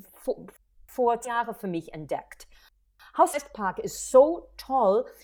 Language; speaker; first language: German; non-native, fluent; English